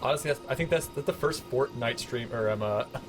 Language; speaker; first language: English; native; English